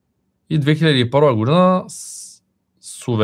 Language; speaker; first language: Bulgarian; native; Bulgarian